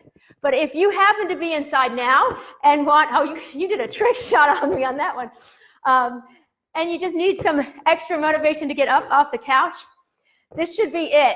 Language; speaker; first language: English; native; English